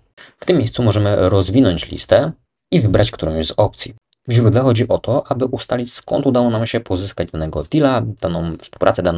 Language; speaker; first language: Polish; native; Polish